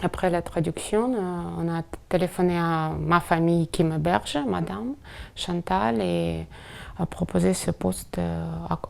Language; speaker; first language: French; non-native, fluent; Ukrainian